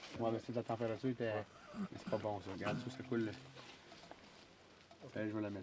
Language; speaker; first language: French; native; French